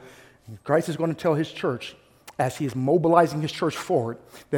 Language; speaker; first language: English; native; English